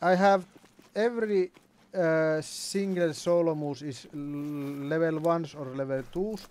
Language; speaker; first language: English; non-native, learner; Finnish